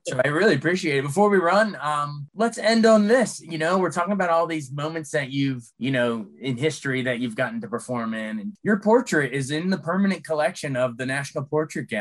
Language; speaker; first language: English; native; English